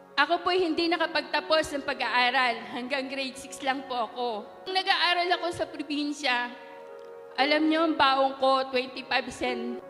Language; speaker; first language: Filipino; non-native, local second language; Bikol